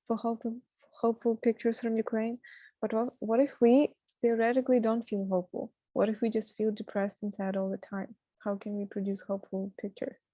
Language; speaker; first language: English; non-native, fluent; Ukrainian